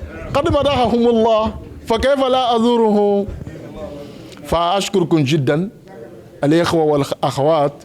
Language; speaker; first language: Arabic; non-native, fluent; Mandingo